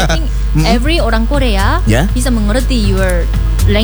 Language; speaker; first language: Indonesian; non-native, learner; Korean